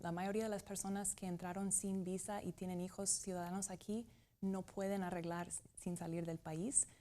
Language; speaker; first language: Spanish; non-native, fluent; English